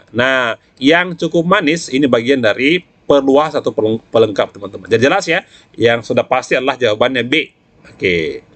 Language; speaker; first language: Indonesian; native; Indonesian